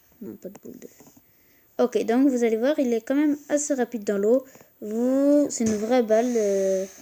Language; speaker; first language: French; native; French